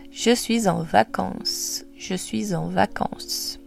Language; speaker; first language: French; non-native, fluent; Portuguese